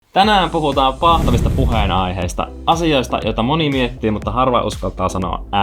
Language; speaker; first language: Finnish; native; Finnish